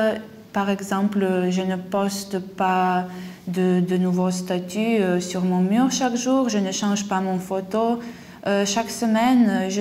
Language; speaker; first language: French; non-native, fluent; Lithuanian